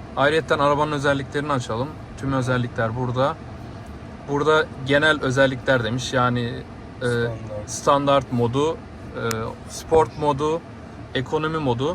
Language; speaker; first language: Turkish; native; Turkish